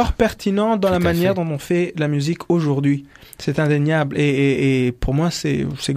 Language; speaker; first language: French; non-native, local second language; Kinyarwanda